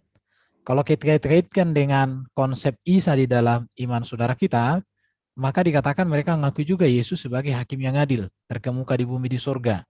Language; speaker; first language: Indonesian; native; Indonesian